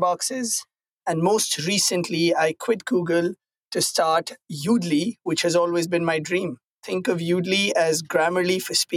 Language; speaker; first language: English; non-native, local second language; Hindi